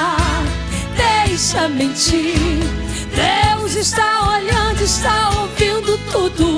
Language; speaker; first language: Portuguese; native; Portuguese